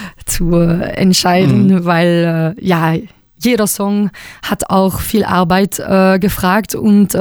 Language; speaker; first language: German; non-native, local second language; French